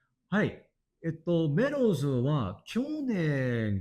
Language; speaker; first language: Japanese; non-native, learner; English